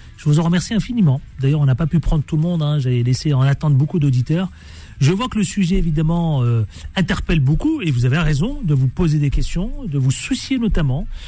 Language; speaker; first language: French; native; French